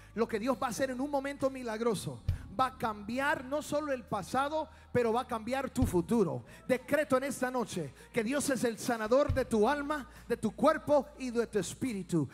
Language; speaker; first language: Spanish; early bilingual, heritage; Spanish